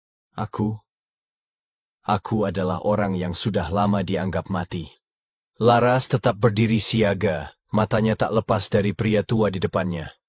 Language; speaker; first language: Indonesian; native; Indonesian